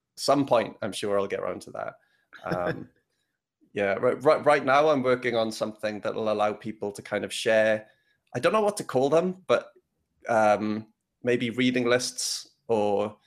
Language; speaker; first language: English; native; English